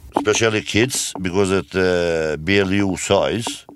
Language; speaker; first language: English; non-native, learner; Albanian